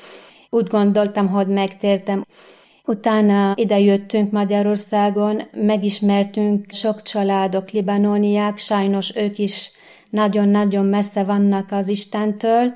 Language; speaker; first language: Hungarian; non-native, fluent; Arabic